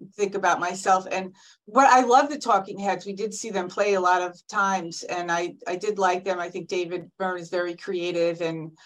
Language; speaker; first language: English; native; English